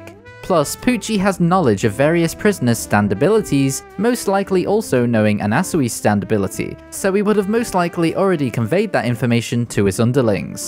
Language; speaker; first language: English; native; English